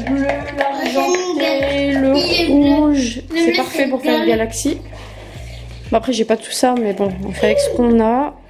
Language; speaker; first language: French; native; French